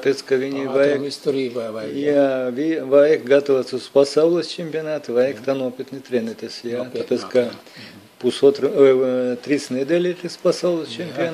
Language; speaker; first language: Latvian; non-native, local second language; Russian